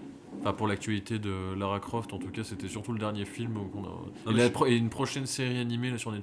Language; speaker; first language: French; native; French